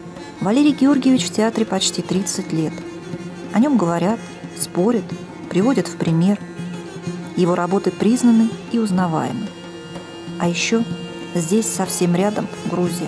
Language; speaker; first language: Russian; native; Russian